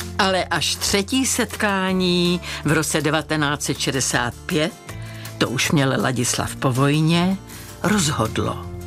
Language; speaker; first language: Czech; native; Czech